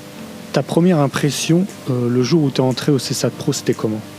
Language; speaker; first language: French; native; French